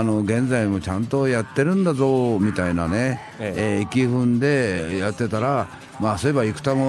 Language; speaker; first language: Japanese; native; Japanese